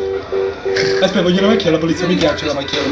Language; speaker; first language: Italian; native; Italian